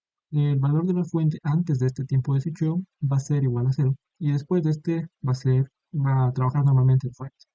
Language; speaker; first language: Spanish; native; Spanish